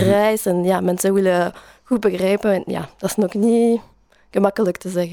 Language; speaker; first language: Dutch; non-native, learner; French